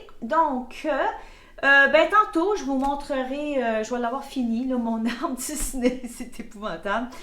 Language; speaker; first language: French; native; French